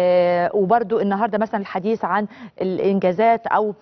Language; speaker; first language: Arabic; native; Arabic